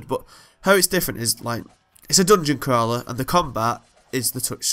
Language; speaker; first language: English; native; English